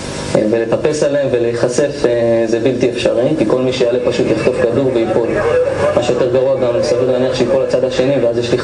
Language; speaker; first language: Hebrew; native; Hebrew